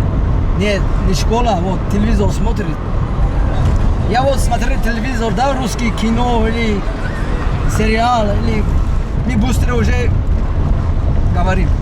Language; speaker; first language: Russian; non-native, learner; Tajik